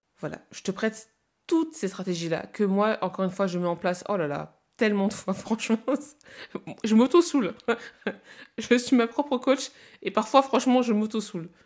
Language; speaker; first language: French; native; French